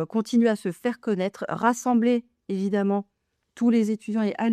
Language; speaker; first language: French; native; French